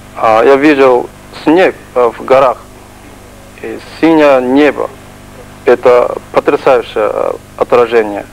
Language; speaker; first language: Russian; non-native, fluent; Japanese